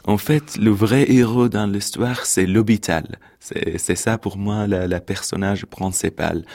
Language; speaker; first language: French; non-native, fluent; Arabic